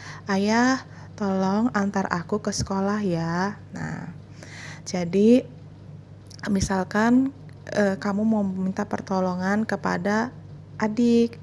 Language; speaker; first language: Indonesian; native; Indonesian